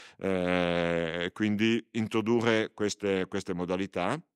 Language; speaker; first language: Italian; native; Italian